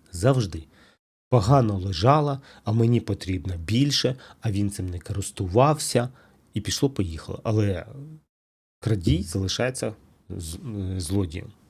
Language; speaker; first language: Ukrainian; non-native, local second language; Russian